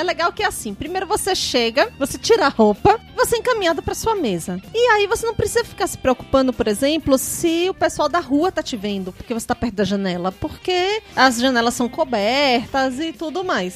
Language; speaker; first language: Portuguese; native; Portuguese